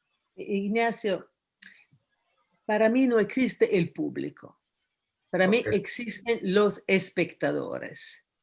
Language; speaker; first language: Spanish; non-native, fluent; Italian